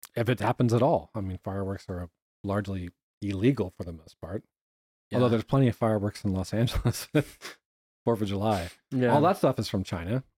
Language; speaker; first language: English; native; English